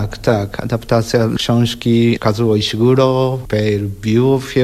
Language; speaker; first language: Polish; non-native, learner; Japanese